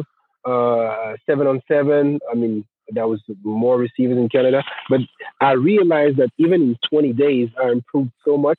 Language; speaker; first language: English; non-native, fluent; French